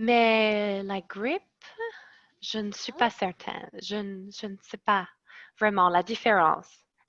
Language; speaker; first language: French; non-native, learner; English